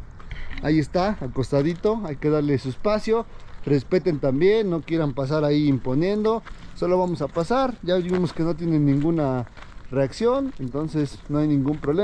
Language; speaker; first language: Spanish; native; Spanish